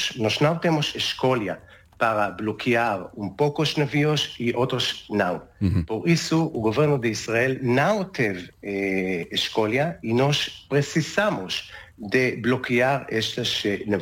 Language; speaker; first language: Portuguese; non-native, learner; Hebrew